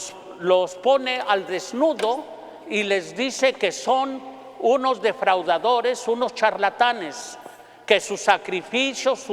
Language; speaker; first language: Spanish; native; Spanish